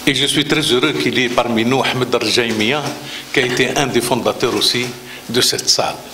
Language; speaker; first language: French; non-native, local second language; Arabic